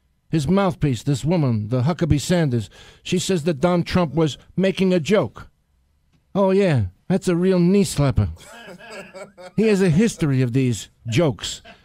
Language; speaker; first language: English; native; English